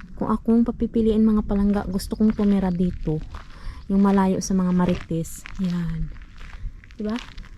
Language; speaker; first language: Filipino; non-native, local second language; Cebuano